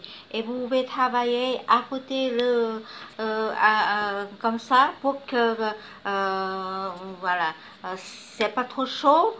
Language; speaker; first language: French; non-native, learner; Vietnamese